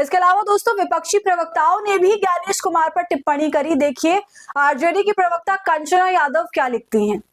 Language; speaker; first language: Hindi; native; Hindi